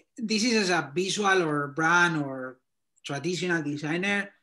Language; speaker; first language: English; non-native, fluent; Spanish